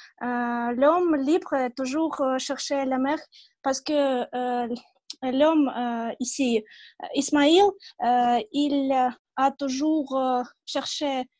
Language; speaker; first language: French; non-native, learner; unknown